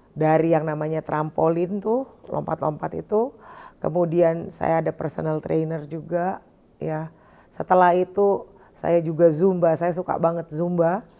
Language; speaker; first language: Indonesian; native; Indonesian